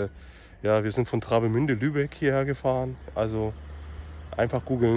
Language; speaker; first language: German; native; German